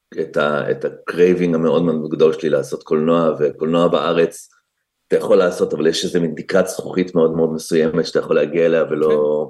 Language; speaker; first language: Hebrew; native; Hebrew